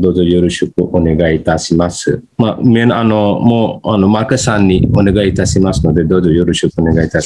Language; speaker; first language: Japanese; non-native, fluent; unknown